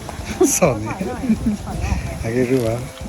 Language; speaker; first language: Japanese; native; Japanese